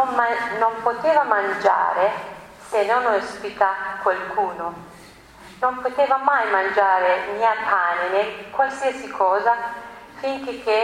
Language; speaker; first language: Italian; non-native, learner; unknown